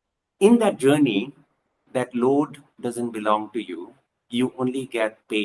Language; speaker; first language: English; non-native, local second language; Punjabi